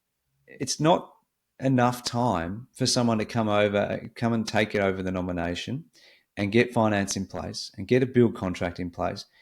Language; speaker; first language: English; native; English